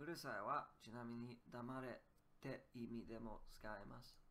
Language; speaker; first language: Japanese; non-native, learner; English